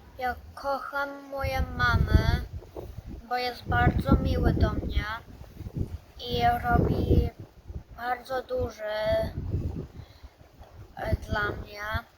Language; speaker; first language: Polish; early bilingual, heritage; Polish